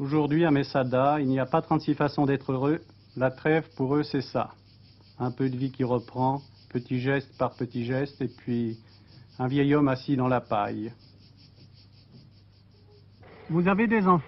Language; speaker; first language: French; native; French